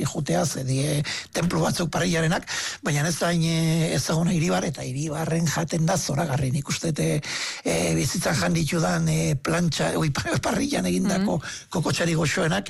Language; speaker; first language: Basque; native; Basque